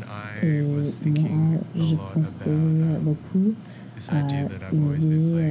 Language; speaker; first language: French; non-native, learner; English